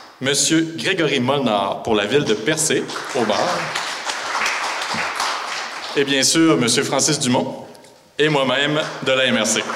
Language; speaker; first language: French; native; French